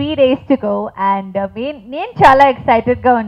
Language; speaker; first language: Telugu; non-native, fluent; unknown